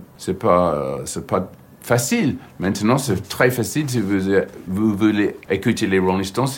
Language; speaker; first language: French; non-native, learner; English